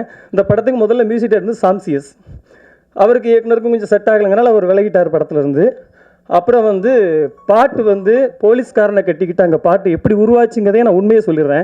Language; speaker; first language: Tamil; native; Tamil